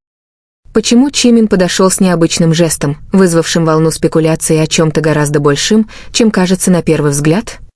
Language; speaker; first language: Russian; native; Russian